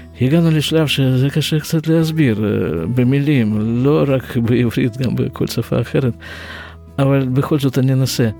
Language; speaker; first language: Hebrew; non-native, fluent; Russian